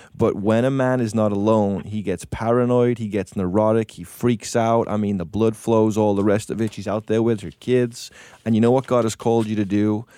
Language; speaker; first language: English; native; English